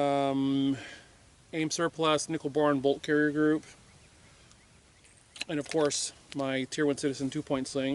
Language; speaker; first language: English; native; English